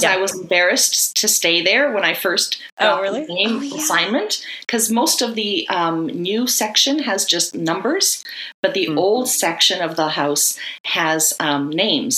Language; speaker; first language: English; native; English